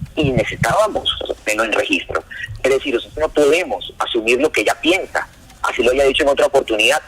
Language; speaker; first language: Spanish; native; Spanish